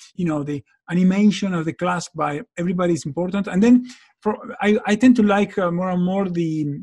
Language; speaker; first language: English; non-native, fluent; Spanish